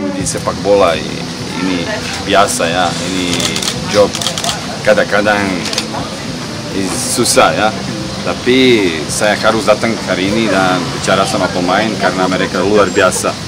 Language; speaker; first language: Indonesian; non-native, learner; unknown